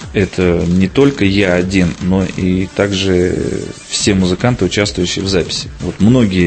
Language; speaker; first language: Russian; native; Russian